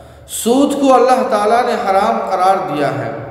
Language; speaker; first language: Urdu; native; Urdu